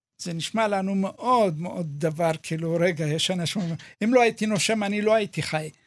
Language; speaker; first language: Hebrew; early bilingual, other home language; Amharic